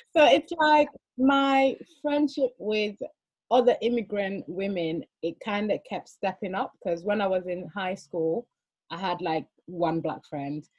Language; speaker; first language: English; early bilingual, other home language; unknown